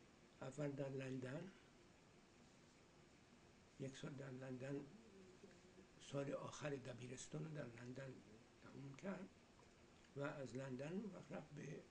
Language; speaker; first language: Persian; early bilingual, heritage; Persian